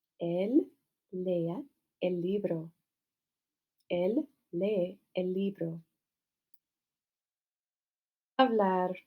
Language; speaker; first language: Spanish; non-native, fluent; English